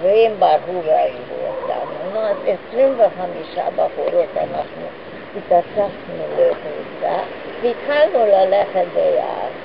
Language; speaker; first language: Hebrew; non-native, fluent; Hungarian